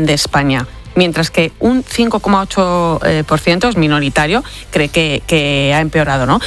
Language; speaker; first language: Spanish; native; Spanish